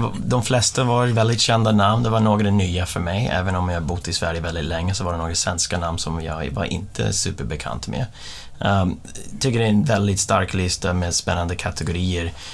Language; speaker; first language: Swedish; non-native, fluent; English